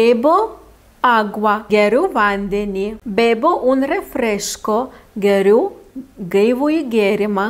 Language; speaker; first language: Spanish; non-native, fluent; Lithuanian